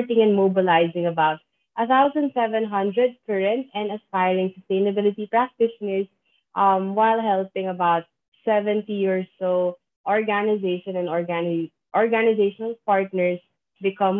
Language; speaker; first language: English; non-native, local second language; Filipino